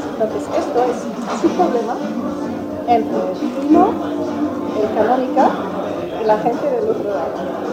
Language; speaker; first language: Spanish; non-native, fluent; German